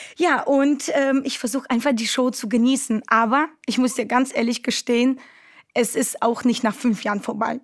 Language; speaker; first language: German; non-native, fluent; Romanian